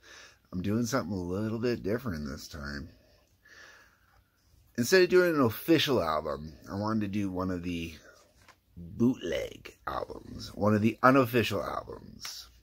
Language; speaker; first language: English; native; English